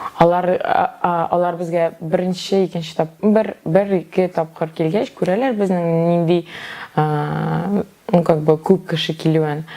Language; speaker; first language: Tatar; native; Tatar